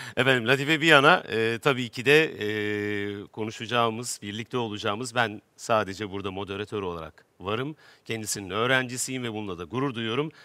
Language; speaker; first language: Turkish; native; Turkish